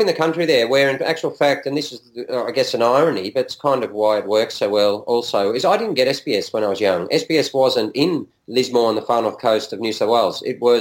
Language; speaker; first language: English; native; English